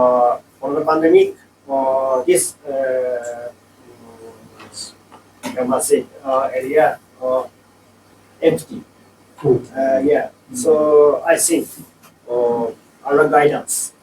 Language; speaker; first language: English; non-native, learner; Japanese